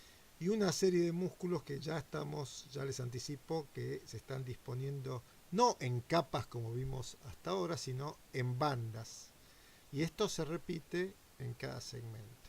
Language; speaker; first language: Spanish; native; Spanish